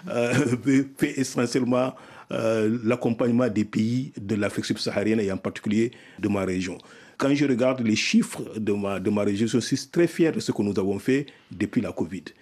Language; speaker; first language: French; non-native, local second language; Soninke